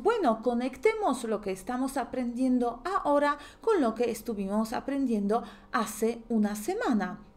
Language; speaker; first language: Spanish; non-native, fluent; Polish